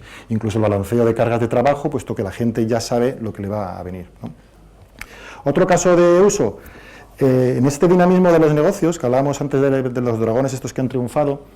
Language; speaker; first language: Spanish; native; Spanish